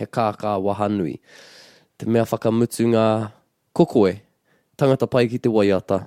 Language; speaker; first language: Māori; non-native, local second language; English